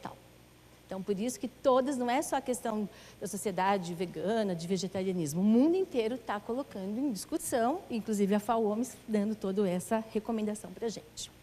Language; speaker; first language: Portuguese; native; Portuguese